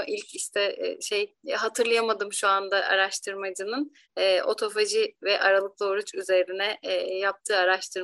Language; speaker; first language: Turkish; native; Turkish